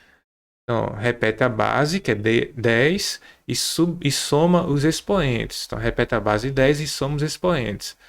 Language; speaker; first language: Portuguese; native; Portuguese